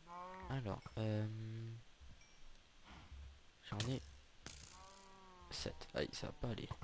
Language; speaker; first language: French; native; French